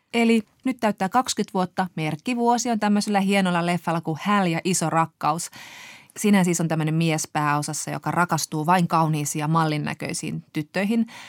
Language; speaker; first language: Finnish; native; Finnish